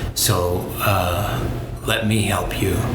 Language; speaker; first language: English; native; English